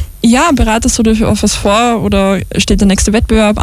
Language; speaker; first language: German; native; German